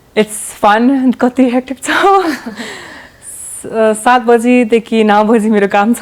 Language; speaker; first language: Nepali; early bilingual, heritage; English